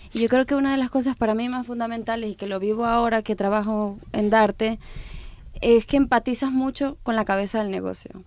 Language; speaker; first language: Spanish; native; Spanish